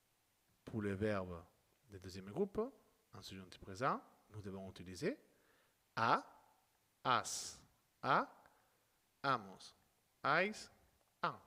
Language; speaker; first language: French; non-native, fluent; Spanish